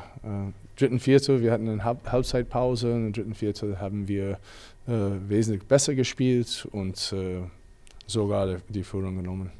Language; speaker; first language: German; non-native, fluent; English